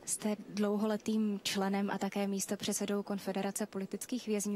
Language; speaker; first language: Czech; native; Czech